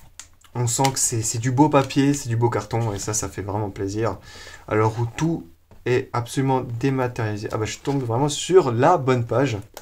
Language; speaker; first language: French; native; French